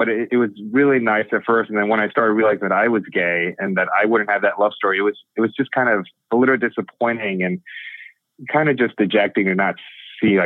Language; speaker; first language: English; native; English